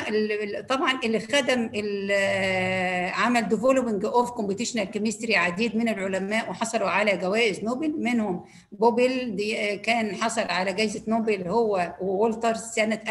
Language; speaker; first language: Arabic; native; Arabic